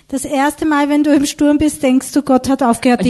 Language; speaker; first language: German; native; German